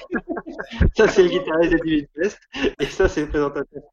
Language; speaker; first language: French; native; French